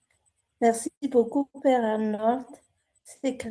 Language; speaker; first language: French; non-native, local second language; Malagasy